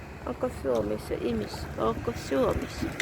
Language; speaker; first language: Finnish; non-native, learner; Thai